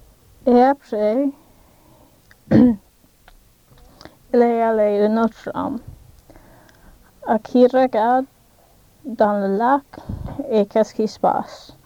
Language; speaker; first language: French; non-native, learner; English